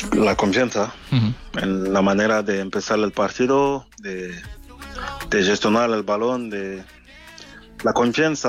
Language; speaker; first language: Spanish; non-native, fluent; French